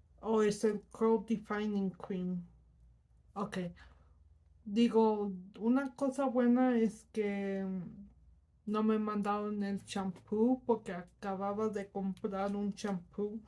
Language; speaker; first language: Spanish; early bilingual, heritage; Spanish